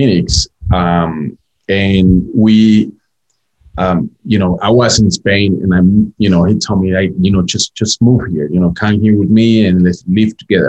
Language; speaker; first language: English; non-native, fluent; Spanish